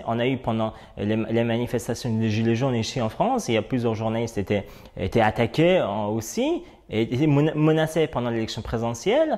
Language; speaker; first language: French; non-native, fluent; Persian